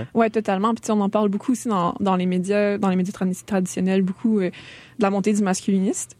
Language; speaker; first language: French; native; French